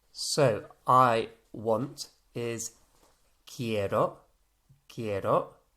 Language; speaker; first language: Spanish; non-native, fluent; English